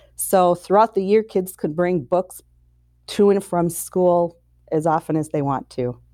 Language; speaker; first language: English; native; English